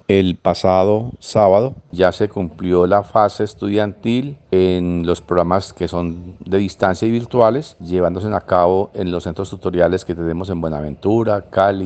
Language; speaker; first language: Spanish; native; Spanish